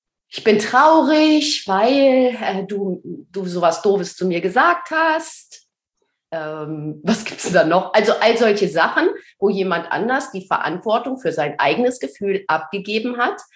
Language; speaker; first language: German; native; German